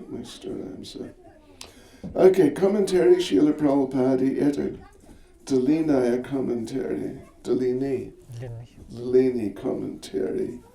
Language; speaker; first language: Russian; non-native, learner; English